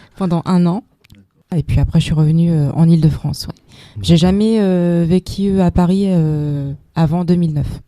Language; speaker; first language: French; native; French